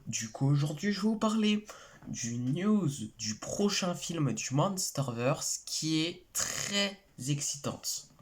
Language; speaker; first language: French; native; French